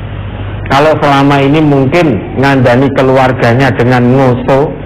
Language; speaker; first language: Indonesian; non-native, local second language; Javanese